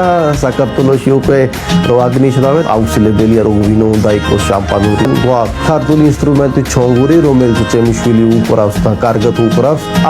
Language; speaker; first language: Georgian; non-native, fluent; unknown